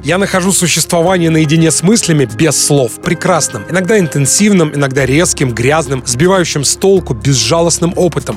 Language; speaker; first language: Russian; native; Russian